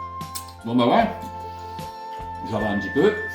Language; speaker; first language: French; native; French